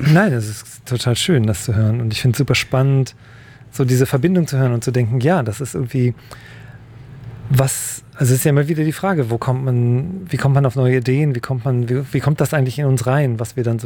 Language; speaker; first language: German; native; German